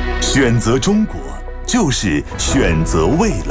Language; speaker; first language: Chinese; native; Chinese